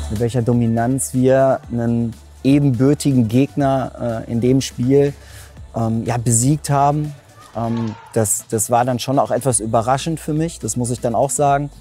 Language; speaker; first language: German; native; German